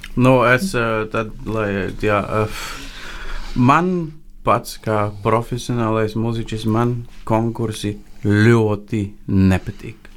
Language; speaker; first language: Latvian; non-native, fluent; Bulgarian